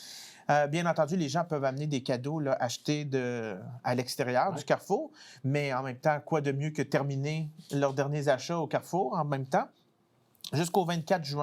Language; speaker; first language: French; native; French